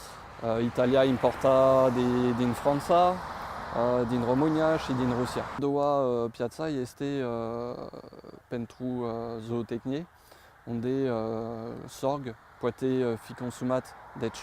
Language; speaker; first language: Romanian; non-native, fluent; French